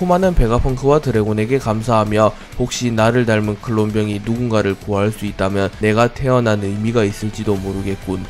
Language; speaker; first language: Korean; native; Korean